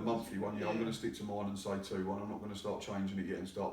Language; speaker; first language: English; native; English